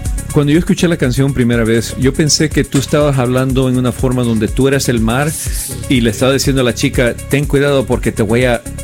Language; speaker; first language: Spanish; early bilingual, heritage; Spanish